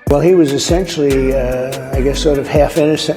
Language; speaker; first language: English; native; English